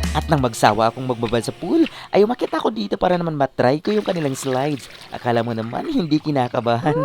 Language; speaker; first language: Filipino; non-native, local second language; Waray